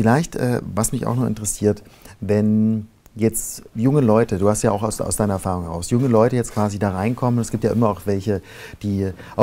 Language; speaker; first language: German; native; German